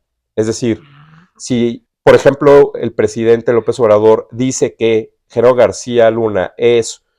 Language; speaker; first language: Spanish; native; Spanish